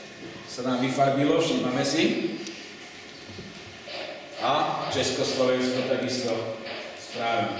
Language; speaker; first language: Slovak; native; Slovak